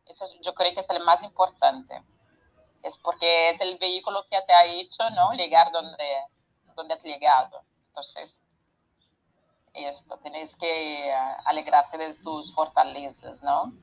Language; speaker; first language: Spanish; non-native, fluent; Portuguese